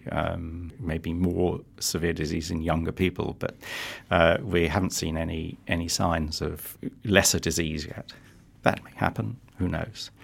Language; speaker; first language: English; native; English